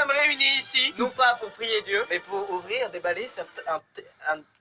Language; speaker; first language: French; native; French